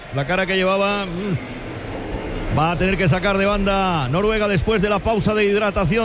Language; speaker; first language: Spanish; native; Spanish